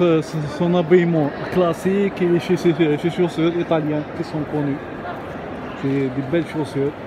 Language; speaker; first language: French; non-native, local second language; Arabic